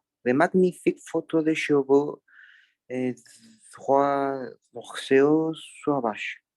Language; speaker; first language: French; non-native, learner; Spanish